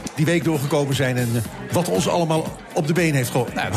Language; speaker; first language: Dutch; native; Dutch